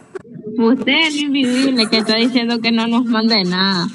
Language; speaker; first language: Spanish; native; Spanish